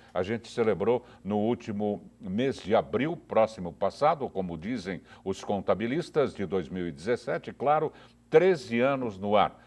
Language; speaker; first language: Portuguese; native; Portuguese